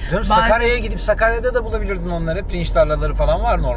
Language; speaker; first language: Turkish; native; Turkish